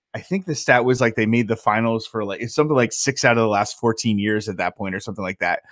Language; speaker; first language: English; native; English